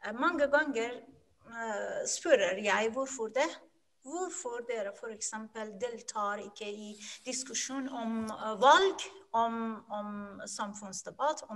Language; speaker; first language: Norwegian; non-native, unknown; Persian